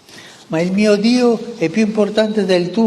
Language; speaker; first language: Italian; non-native, fluent; Spanish